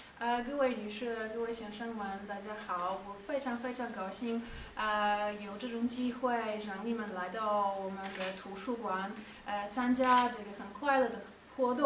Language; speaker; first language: Chinese; non-native, fluent; Polish